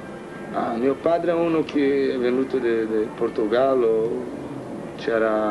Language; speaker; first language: Italian; non-native, fluent; Portuguese